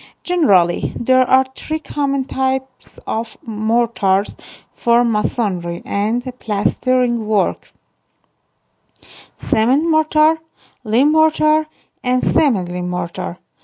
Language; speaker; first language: English; non-native, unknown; Persian